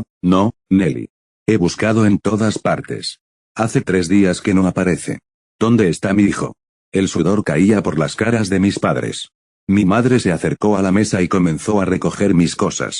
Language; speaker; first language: Spanish; native; Spanish